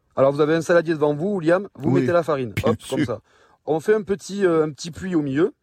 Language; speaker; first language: French; native; French